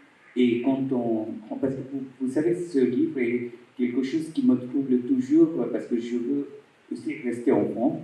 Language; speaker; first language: French; non-native, fluent; Bangla